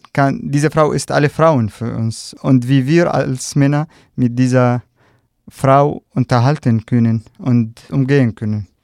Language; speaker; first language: German; non-native, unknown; Arabic